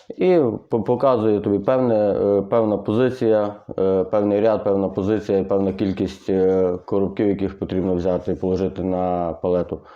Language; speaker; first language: Ukrainian; native; Ukrainian